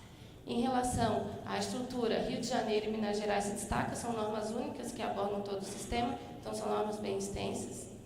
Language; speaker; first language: Portuguese; native; Portuguese